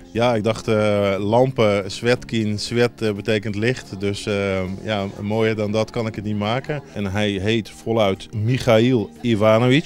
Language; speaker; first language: Dutch; native; Dutch